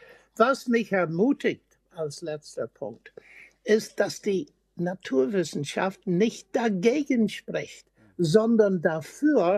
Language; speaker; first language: German; non-native, fluent; English